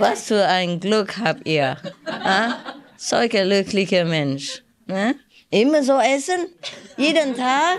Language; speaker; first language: German; non-native, learner; Vietnamese